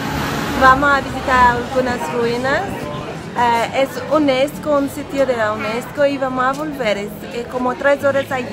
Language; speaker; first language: Spanish; non-native, learner; English